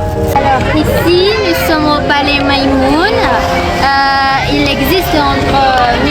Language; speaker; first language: French; non-native, learner; Indonesian